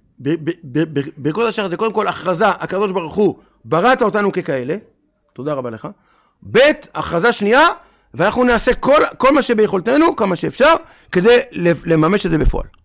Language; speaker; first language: Hebrew; native; Hebrew